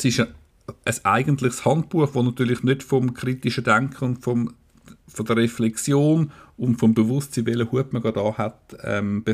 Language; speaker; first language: German; native; German